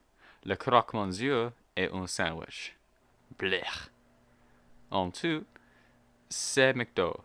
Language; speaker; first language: French; non-native, learner; English